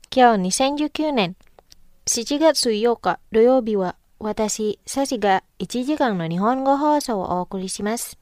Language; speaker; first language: Japanese; non-native, fluent; Indonesian